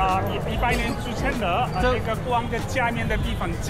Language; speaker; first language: Chinese; non-native, learner; Nepali